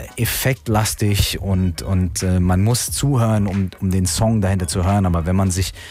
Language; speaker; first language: German; native; German